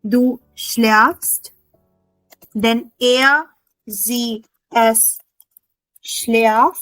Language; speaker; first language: German; non-native, fluent; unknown